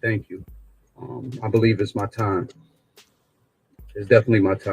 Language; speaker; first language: English; native; English